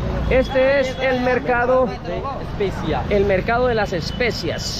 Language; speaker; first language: Spanish; native; Spanish